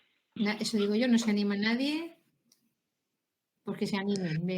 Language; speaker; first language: Spanish; native; Spanish